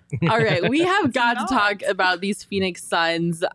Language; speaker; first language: English; native; English